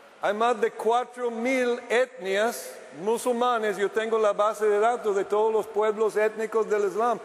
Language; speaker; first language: Spanish; non-native, fluent; English